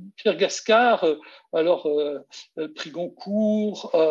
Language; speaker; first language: French; native; French